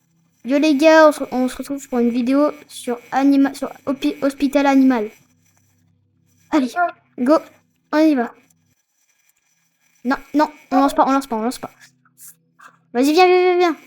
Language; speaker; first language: French; native; French